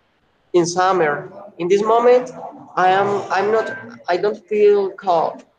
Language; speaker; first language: English; non-native, learner; Spanish